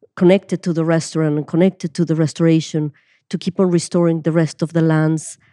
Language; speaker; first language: English; non-native, fluent; Spanish